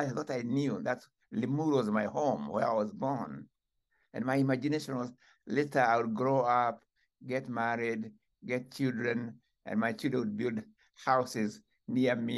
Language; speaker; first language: English; non-native, local second language; Kikuyu